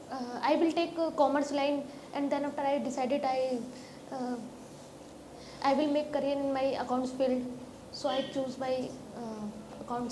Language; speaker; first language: English; non-native, learner; Hindi